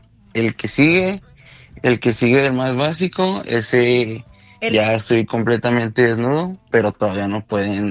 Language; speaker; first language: Spanish; native; Spanish